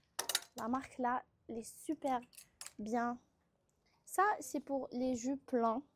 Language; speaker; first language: French; non-native, local second language; Arabic